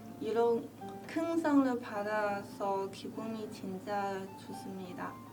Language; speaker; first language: Korean; non-native, learner; Chinese